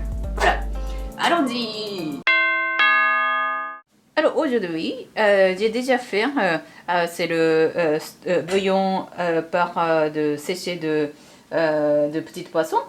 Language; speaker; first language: French; non-native, fluent; Japanese